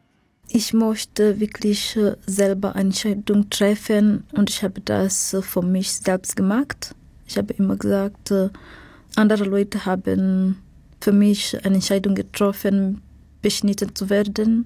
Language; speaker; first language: German; non-native, fluent; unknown